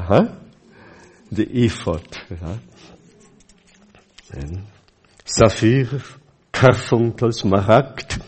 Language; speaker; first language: German; non-native, fluent; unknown